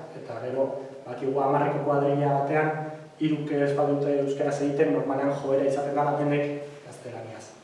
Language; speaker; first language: Basque; native; Basque